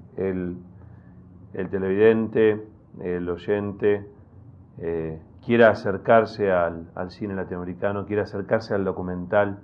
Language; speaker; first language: Spanish; native; Spanish